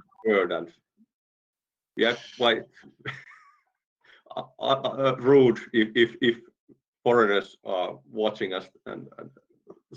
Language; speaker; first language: English; non-native, fluent; Finnish